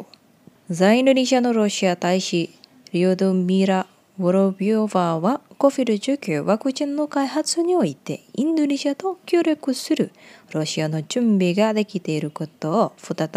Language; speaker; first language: Japanese; non-native, fluent; Indonesian